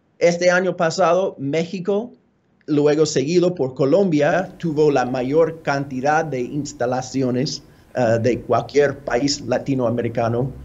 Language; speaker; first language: Spanish; non-native, fluent; English